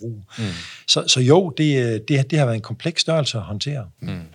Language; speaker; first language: Danish; native; Danish